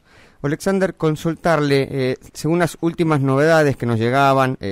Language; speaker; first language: Spanish; native; Spanish